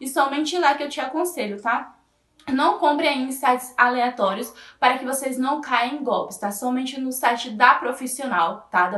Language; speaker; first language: Portuguese; native; Portuguese